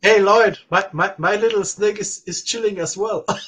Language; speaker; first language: English; non-native, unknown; German